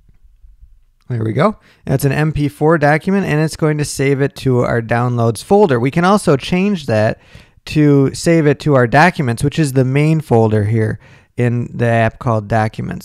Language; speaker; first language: English; native; English